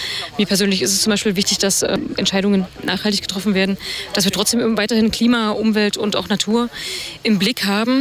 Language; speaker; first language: German; native; German